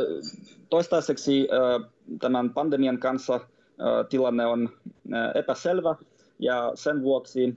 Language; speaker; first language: Finnish; non-native, fluent; Russian